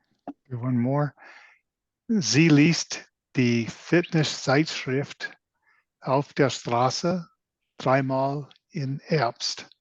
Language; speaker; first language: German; non-native, learner; English